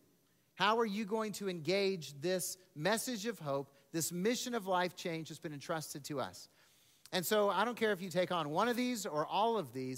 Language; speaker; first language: English; native; English